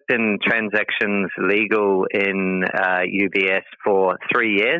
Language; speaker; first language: English; native; English